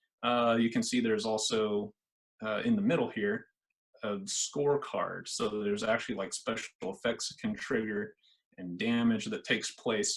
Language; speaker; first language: English; native; English